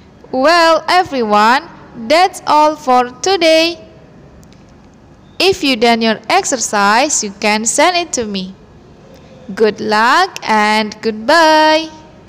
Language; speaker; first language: English; non-native, fluent; Indonesian